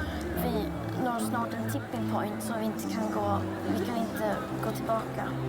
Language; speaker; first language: Swedish; native; Swedish